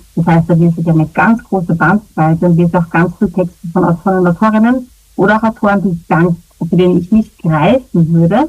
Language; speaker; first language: German; native; German